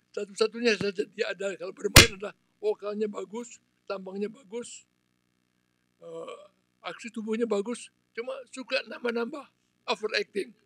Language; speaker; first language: Indonesian; non-native, local second language; Balinese